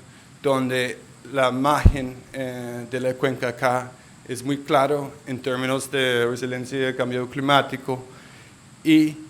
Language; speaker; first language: Spanish; non-native, local second language; English